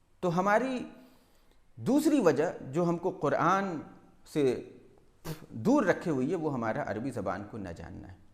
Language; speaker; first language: Urdu; native; Urdu